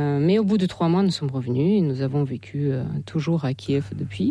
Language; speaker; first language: French; non-native, fluent; Russian